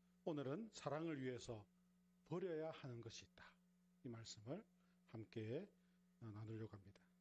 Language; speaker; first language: Korean; native; Korean